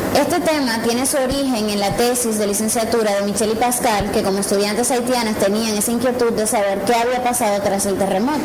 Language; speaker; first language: Spanish; native; Spanish